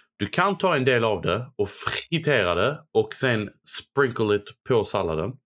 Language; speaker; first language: Swedish; non-native, fluent; Arabic